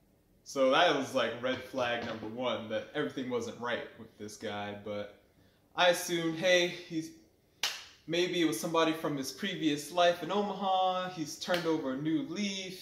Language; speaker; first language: English; native; English